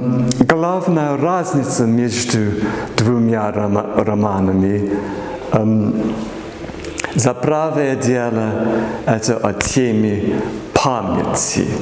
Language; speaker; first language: Russian; non-native, fluent; English